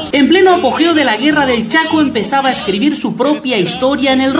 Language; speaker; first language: Spanish; native; Spanish